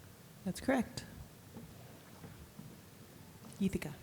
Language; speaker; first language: English; native; English